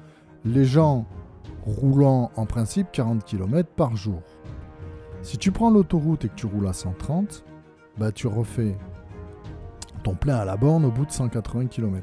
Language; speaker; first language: French; native; French